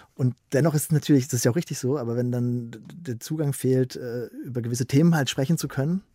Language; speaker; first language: German; native; German